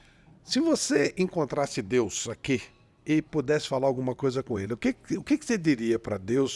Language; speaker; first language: Portuguese; native; Portuguese